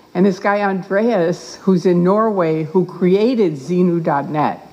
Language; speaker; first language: English; native; English